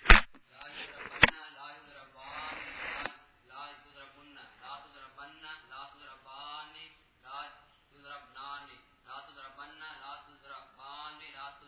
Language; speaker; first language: Arabic; non-native, learner; Punjabi